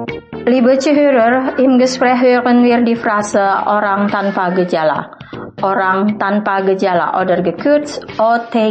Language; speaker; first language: German; non-native, fluent; Indonesian